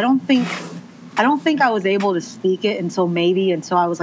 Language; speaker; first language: English; early bilingual, other home language; Chinese